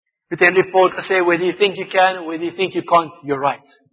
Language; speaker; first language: English; non-native, local second language; Afrikaans